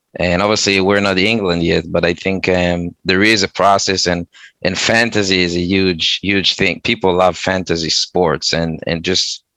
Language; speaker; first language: English; non-native, fluent; Hebrew